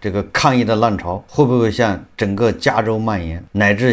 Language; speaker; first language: Chinese; native; Chinese